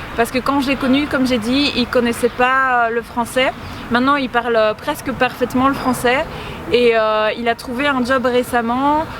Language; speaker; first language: French; native; French